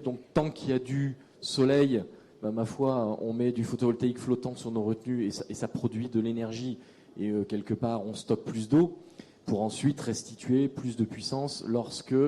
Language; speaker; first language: French; native; French